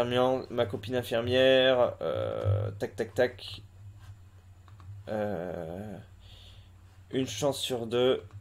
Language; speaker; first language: French; native; French